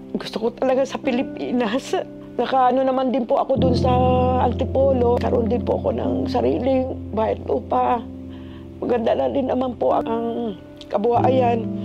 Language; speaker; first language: Filipino; non-native, local second language; Cebuano